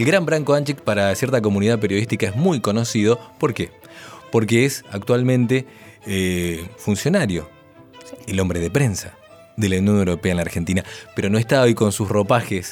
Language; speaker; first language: Spanish; native; Spanish